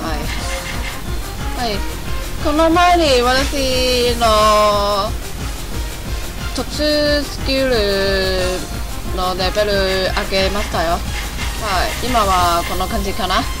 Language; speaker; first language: Japanese; non-native, fluent; Chinese